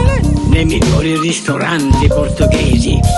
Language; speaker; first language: Italian; non-native, learner; English